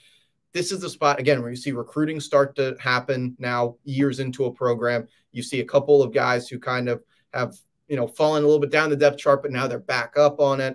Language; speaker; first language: English; native; English